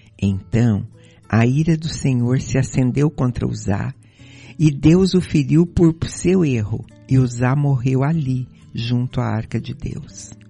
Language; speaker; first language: Portuguese; native; Portuguese